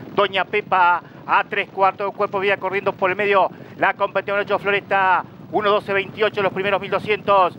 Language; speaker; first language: Spanish; native; Spanish